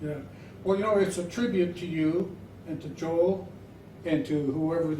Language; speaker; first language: English; native; English